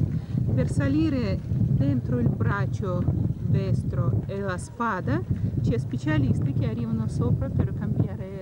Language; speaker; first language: Italian; non-native, learner; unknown